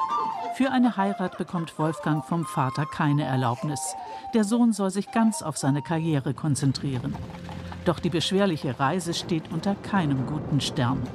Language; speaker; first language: German; native; German